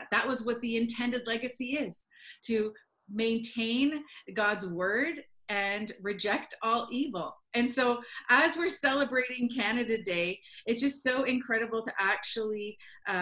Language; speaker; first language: English; native; English